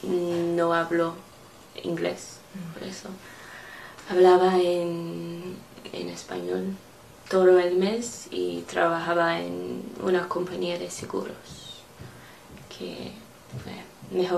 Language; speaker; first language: Spanish; non-native, learner; English